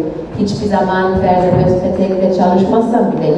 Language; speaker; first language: Turkish; non-native, fluent; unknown